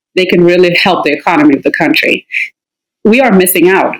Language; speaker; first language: English; non-native, fluent; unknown